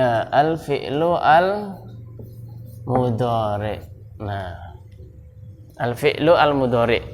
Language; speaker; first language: Arabic; non-native, fluent; Indonesian